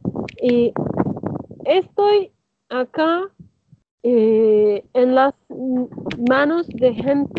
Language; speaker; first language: Spanish; non-native, learner; Turkish